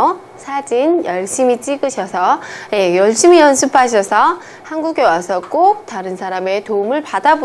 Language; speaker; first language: Korean; non-native, fluent; Chinese